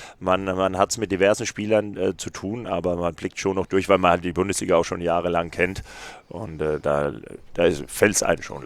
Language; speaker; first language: German; native; German